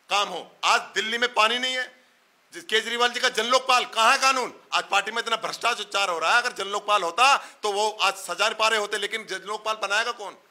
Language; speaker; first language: Hindi; native; Hindi